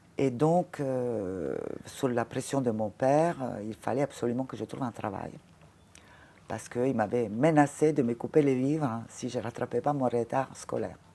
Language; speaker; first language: French; non-native, fluent; Italian